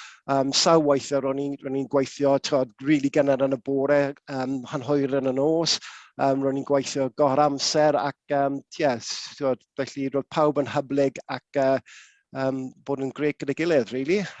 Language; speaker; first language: Welsh; non-native, local second language; English